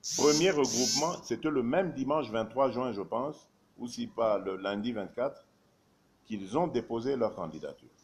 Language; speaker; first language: French; non-native, local second language; Luba-Lulua